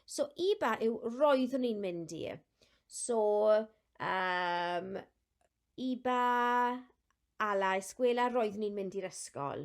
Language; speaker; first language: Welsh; non-native, local second language; English